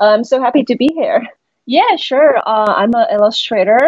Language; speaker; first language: English; non-native, fluent; Chinese